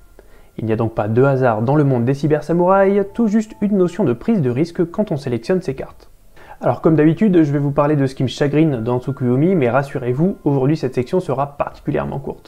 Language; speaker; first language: French; native; French